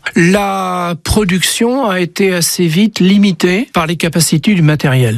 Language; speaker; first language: French; native; French